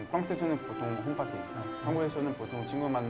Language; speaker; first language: Korean; non-native, fluent; French